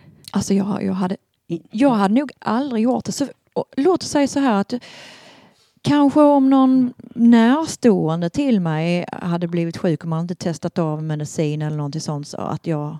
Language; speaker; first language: Swedish; native; Swedish